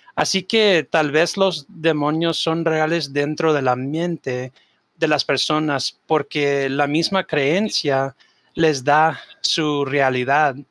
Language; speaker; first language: Spanish; early bilingual, heritage; Spanish